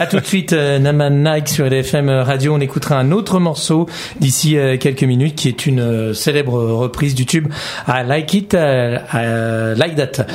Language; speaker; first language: French; native; French